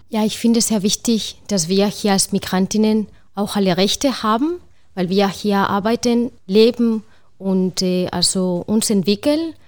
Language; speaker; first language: German; non-native, fluent; Spanish